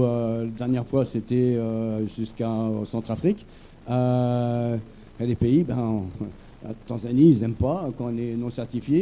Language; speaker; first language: French; native; French